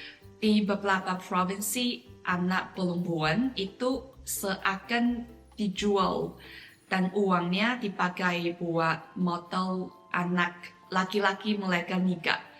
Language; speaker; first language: Indonesian; non-native, fluent; Chinese